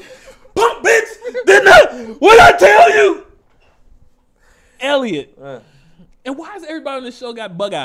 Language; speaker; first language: English; native; English